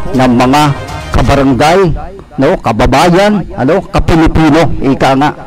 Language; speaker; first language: Filipino; native; Filipino